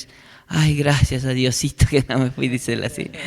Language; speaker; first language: Spanish; native; Spanish